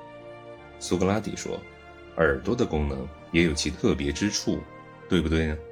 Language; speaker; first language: Chinese; native; Chinese